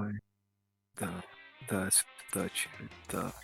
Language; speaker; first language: Russian; early bilingual, heritage; Russian